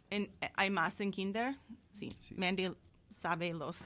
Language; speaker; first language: Spanish; non-native, fluent; English